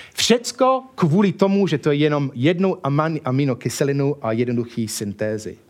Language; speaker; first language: Czech; non-native, fluent; English